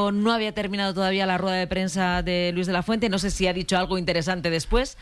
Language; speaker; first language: Spanish; native; Spanish